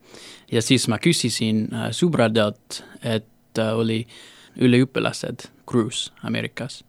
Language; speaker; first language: Estonian; non-native, learner; English